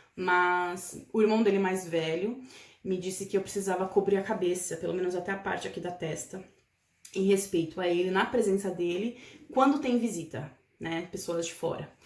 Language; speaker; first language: Portuguese; native; Portuguese